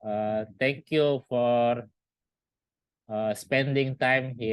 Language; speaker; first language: English; non-native, learner; Indonesian